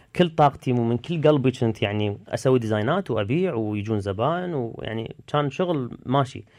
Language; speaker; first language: Arabic; early bilingual, heritage; Arabic